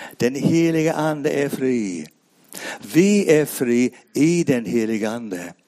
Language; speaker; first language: Swedish; non-native, fluent; English